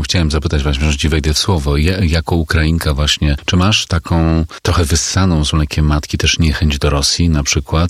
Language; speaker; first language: Polish; native; Polish